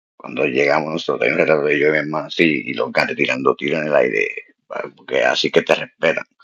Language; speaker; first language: Spanish; early bilingual, heritage; Spanish